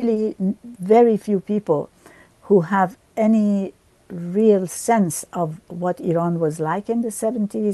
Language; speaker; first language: English; native; English